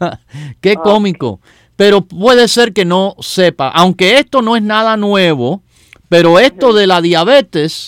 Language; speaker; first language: Spanish; native; Spanish